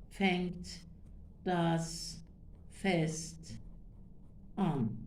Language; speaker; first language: German; non-native, fluent; Turkish